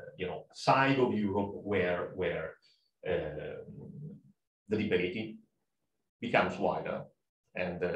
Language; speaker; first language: English; non-native, fluent; Italian